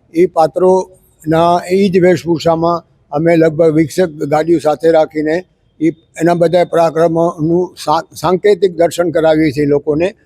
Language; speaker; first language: Gujarati; non-native, local second language; Sindhi